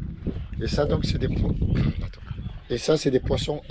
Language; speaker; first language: French; native; French